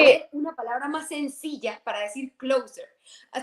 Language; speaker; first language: Spanish; native; Spanish